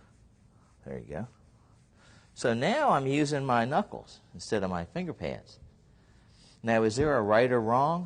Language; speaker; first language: English; native; English